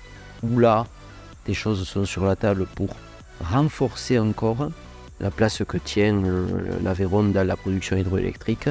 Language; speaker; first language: French; native; French